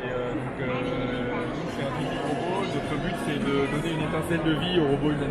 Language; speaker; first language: French; native; French